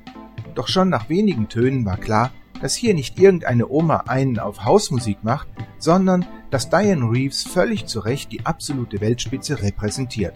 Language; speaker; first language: German; native; German